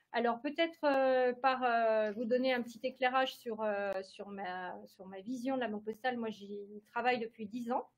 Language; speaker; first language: French; native; French